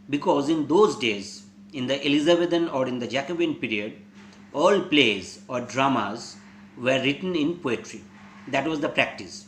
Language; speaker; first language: English; non-native, local second language; Bangla